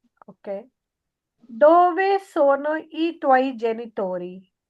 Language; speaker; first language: Italian; non-native, learner; Urdu